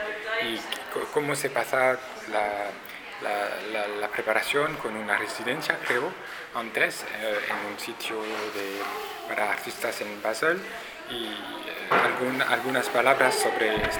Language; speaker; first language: Spanish; non-native, fluent; French